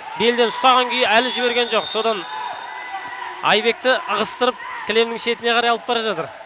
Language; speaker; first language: Kazakh; native; Kazakh